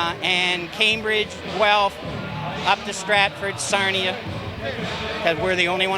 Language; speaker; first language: English; native; English